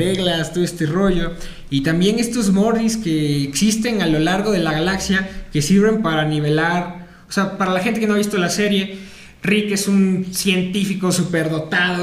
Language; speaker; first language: Spanish; native; Spanish